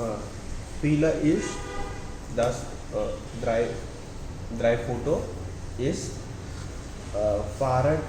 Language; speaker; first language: German; non-native, learner; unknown